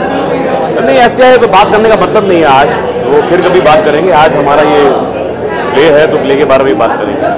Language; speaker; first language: Hindi; native; Hindi